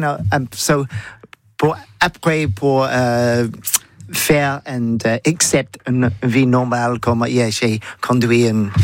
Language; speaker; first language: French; non-native, learner; English